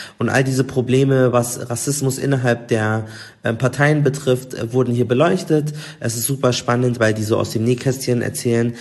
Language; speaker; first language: German; native; German